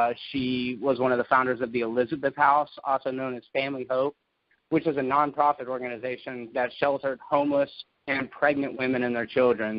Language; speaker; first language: English; native; English